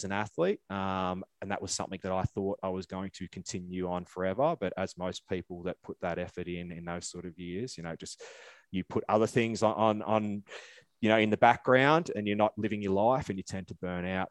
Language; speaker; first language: English; native; English